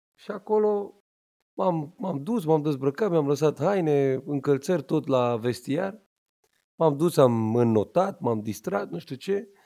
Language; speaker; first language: Romanian; native; Romanian